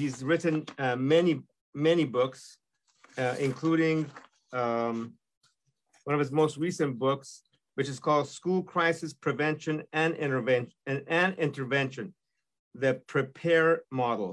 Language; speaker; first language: English; non-native, fluent; Persian